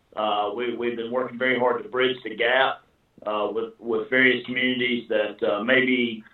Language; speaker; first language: English; native; English